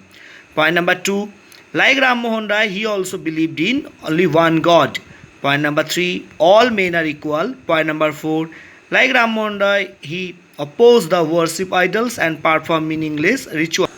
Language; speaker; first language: English; non-native, local second language; Bangla